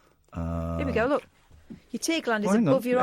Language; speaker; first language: English; native; English